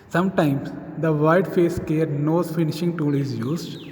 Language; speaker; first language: English; non-native, local second language; Punjabi